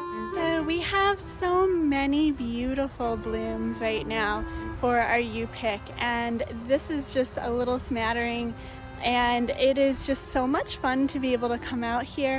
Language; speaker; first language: English; native; English